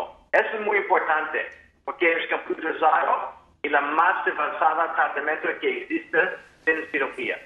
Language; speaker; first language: Spanish; non-native, fluent; English